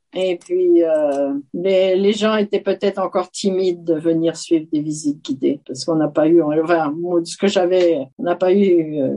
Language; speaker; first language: French; native; French